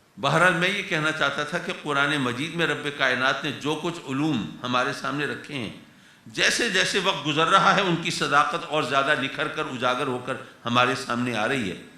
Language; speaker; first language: Urdu; native; Urdu